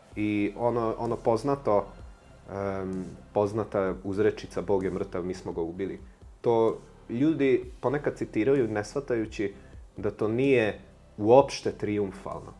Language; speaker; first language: Serbian; non-native, local second language; Hungarian